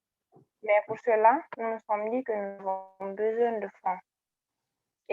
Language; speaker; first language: French; non-native, local second language; Fula